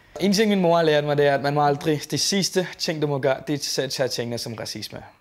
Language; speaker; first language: Danish; early bilingual, other home language; Tamil